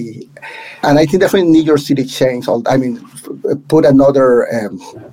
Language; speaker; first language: English; non-native, fluent; Spanish